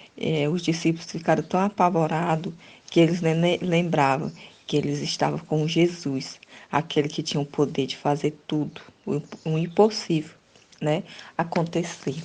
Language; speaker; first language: Portuguese; native; Portuguese